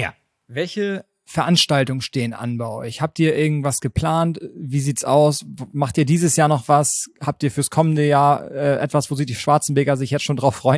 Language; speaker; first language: German; native; German